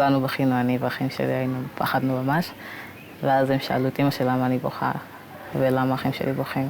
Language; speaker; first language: Hebrew; early bilingual, other home language; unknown